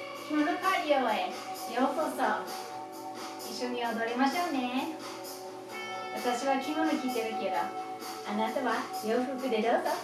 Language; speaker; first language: Japanese; non-native, fluent; English